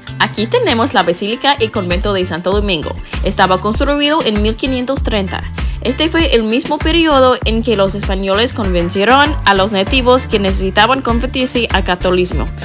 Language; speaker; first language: Spanish; non-native, learner; English